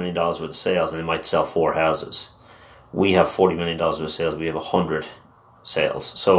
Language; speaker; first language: English; non-native, local second language; Irish